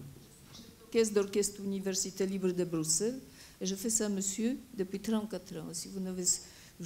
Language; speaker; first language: French; non-native, fluent; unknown